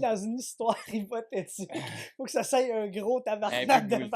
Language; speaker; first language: French; native; French